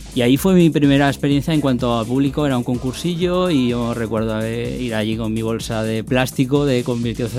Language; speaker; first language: Spanish; native; Spanish